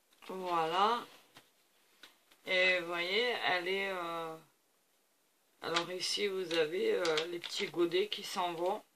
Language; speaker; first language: French; native; French